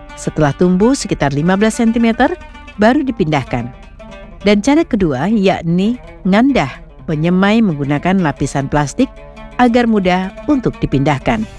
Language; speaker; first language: Indonesian; native; Indonesian